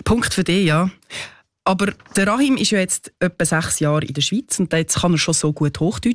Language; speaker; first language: German; native; German